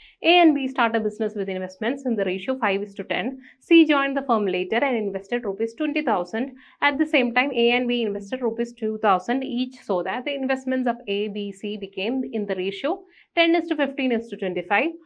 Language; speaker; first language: English; non-native, local second language; Malayalam